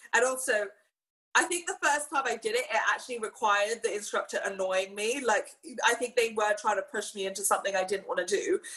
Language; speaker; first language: English; native; English